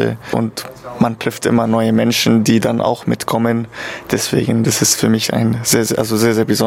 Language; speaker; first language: German; non-native, fluent; Arabic